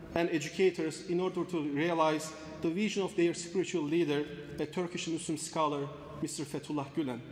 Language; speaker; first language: English; non-native, fluent; Turkish